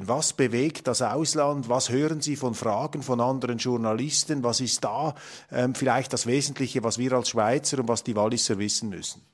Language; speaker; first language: German; native; German